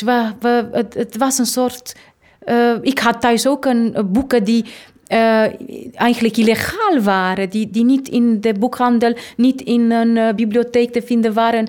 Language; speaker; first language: Dutch; non-native, fluent; Romanian